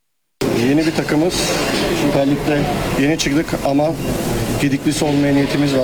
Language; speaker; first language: Turkish; native; Turkish